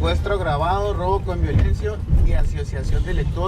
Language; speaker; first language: Spanish; native; Spanish